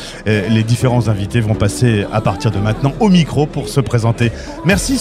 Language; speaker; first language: French; native; French